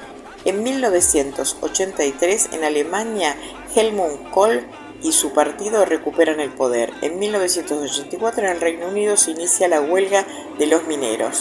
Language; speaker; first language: Spanish; native; Spanish